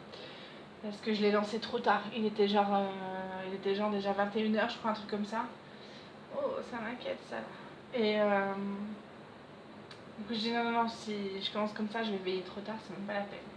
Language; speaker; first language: French; native; French